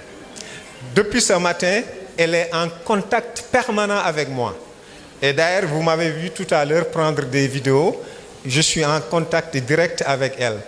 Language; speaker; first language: French; non-native, local second language; Wolof